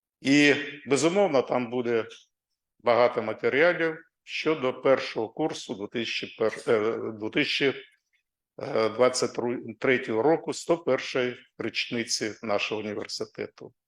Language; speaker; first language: Ukrainian; non-native, local second language; Russian